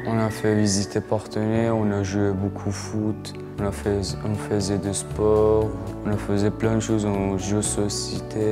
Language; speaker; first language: French; non-native, learner; Arabic